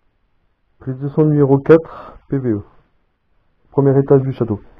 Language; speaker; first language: French; native; French